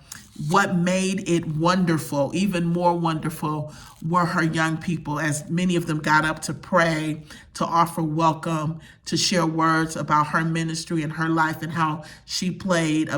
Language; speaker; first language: English; native; English